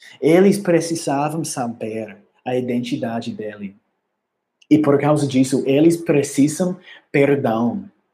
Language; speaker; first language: Portuguese; non-native, learner; English